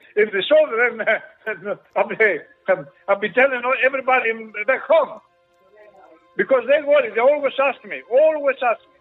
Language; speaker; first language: English; non-native, learner; Greek